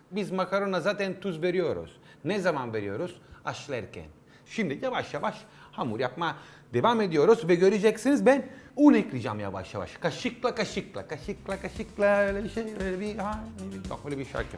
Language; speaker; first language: Turkish; non-native, learner; Italian